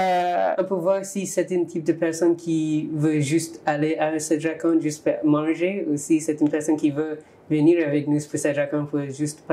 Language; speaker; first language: French; non-native, learner; English